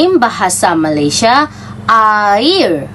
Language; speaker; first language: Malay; native; Malay